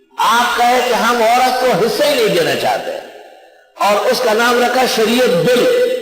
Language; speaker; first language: Urdu; non-native, local second language; Pashto